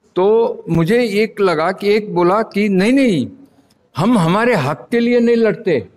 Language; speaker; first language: Hindi; non-native, local second language; Marathi